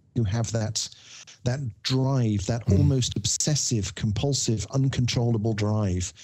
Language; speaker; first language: English; native; English